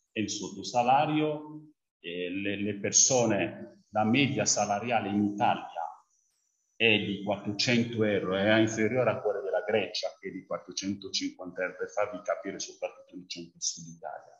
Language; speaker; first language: Italian; non-native, fluent; French